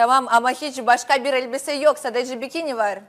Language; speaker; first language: Turkish; non-native, learner; Russian